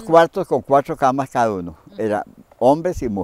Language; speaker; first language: Spanish; native; Spanish